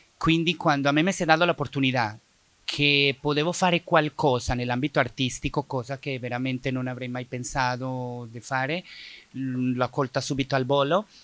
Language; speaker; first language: Italian; non-native, fluent; Spanish